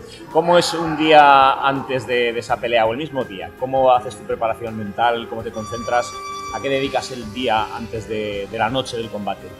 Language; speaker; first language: Spanish; native; Spanish